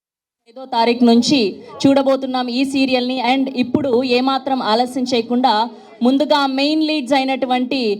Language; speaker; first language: Telugu; native; Telugu